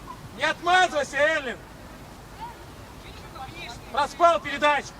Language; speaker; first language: Russian; native; Russian